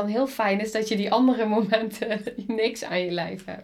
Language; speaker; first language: Dutch; native; Dutch